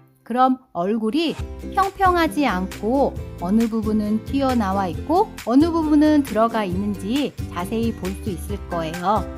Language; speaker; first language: Korean; native; Korean